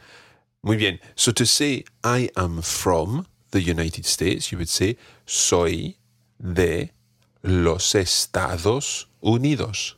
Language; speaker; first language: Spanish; non-native, fluent; English